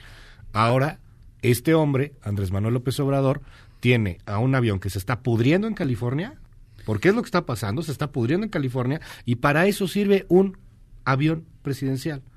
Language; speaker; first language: Spanish; native; Spanish